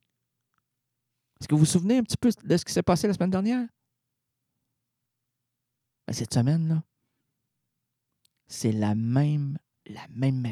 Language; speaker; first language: French; native; French